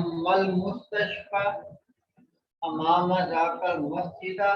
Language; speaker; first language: Arabic; non-native, learner; Urdu